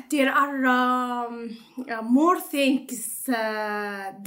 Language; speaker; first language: English; non-native, learner; Arabic